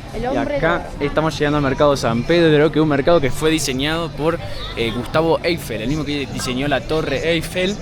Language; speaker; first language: Spanish; native; Spanish